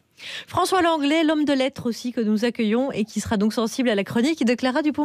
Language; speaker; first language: French; native; French